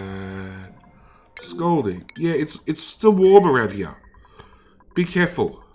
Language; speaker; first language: English; native; English